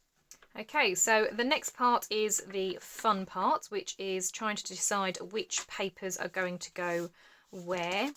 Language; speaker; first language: English; native; English